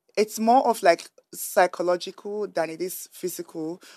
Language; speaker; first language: English; non-native, local second language; Yoruba